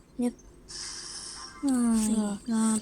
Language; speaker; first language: Polish; native; Polish